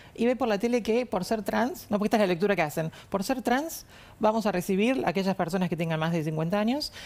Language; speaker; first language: Spanish; native; Spanish